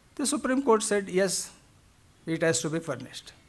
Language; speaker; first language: English; non-native, local second language; Kannada